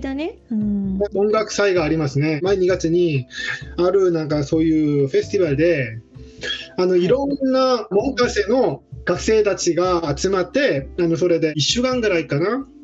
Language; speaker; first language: Japanese; non-native, fluent; Korean